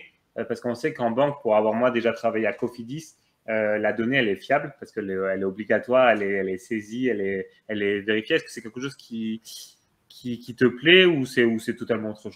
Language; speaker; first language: French; native; French